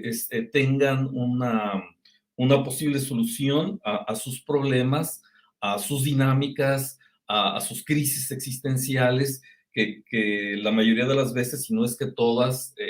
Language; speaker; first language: Spanish; native; Spanish